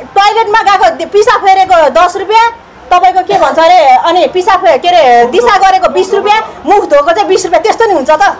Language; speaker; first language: Nepali; native; Nepali